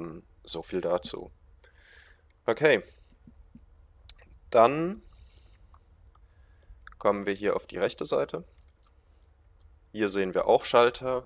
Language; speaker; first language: German; native; German